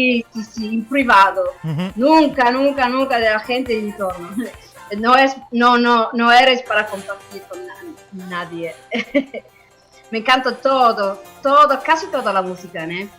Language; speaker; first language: Spanish; non-native, learner; English